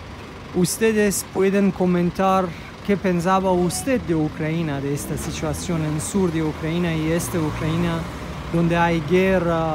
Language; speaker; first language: Spanish; non-native, fluent; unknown